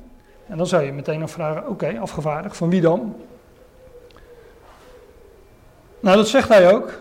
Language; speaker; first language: Dutch; native; Dutch